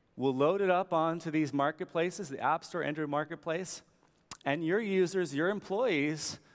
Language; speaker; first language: English; native; English